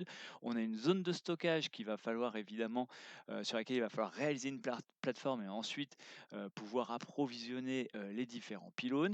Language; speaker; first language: French; native; French